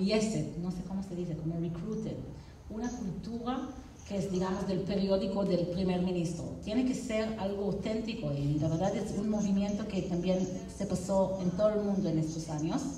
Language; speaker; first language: Spanish; non-native, fluent; Hebrew